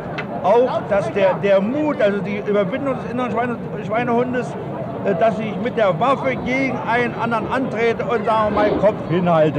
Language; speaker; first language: German; native; German